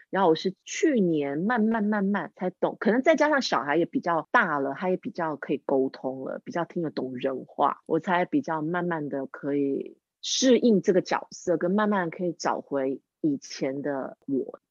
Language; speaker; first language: Chinese; non-native, local second language; English